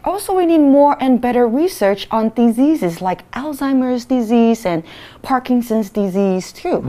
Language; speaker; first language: English; non-native, fluent; Chinese